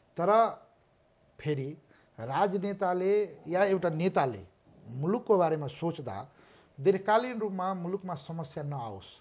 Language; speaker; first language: Nepali; non-native, local second language; Maithili